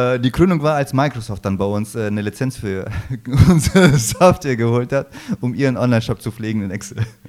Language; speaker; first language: German; early bilingual, other home language; Low German